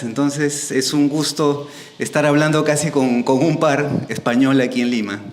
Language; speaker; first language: Spanish; native; Spanish